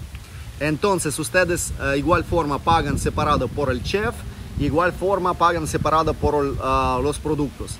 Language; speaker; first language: Spanish; non-native, fluent; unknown